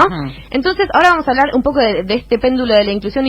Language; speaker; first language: Spanish; native; Spanish